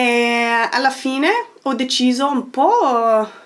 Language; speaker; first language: Italian; non-native, fluent; English